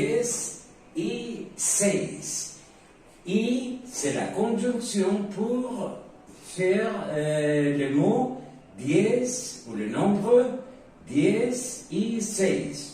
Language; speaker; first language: French; non-native, fluent; Spanish